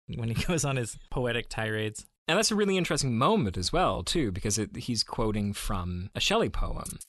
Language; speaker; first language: English; native; English